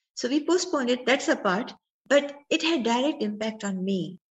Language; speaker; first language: English; non-native, local second language; Sindhi